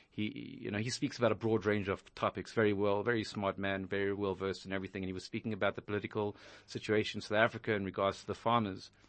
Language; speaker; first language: English; native; English